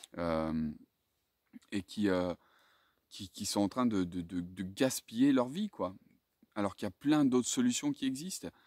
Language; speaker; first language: French; native; French